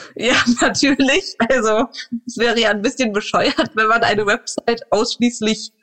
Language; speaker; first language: German; native; German